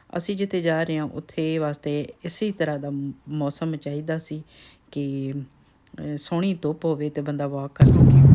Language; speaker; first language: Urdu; non-native, local second language; Pahari-Potwari